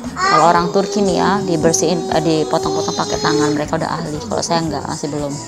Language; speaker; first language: Indonesian; native; Indonesian